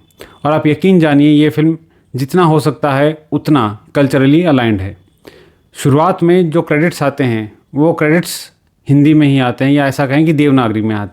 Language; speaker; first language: Hindi; native; Hindi